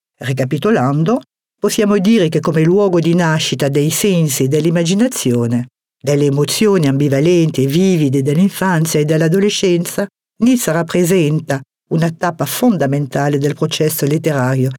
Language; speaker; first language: Italian; non-native, fluent; French